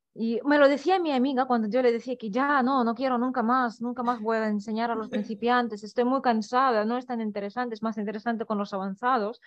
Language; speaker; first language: Spanish; non-native, fluent; Russian